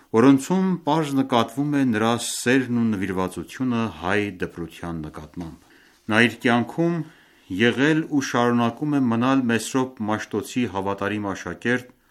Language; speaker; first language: Armenian; early bilingual, heritage; Armenian